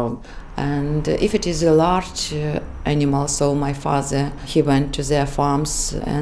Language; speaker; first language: English; non-native, fluent; Kyrgyz